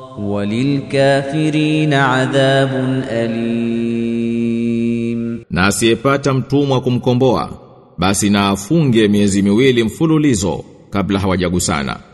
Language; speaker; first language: Swahili; native; Swahili